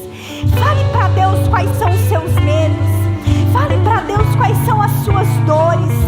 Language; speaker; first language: Portuguese; native; Portuguese